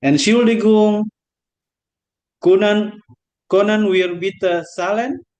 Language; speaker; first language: German; non-native, learner; Indonesian